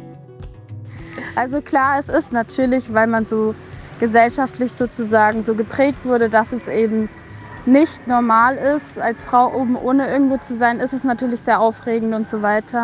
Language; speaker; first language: German; native; German